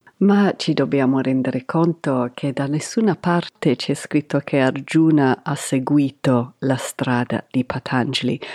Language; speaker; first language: Italian; non-native, fluent; English